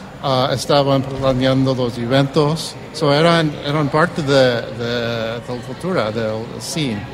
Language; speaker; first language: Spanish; early bilingual, heritage; Spanish